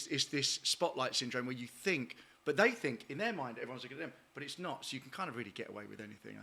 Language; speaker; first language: English; native; English